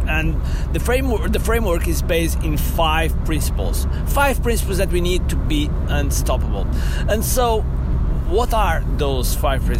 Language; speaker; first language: English; non-native, fluent; Portuguese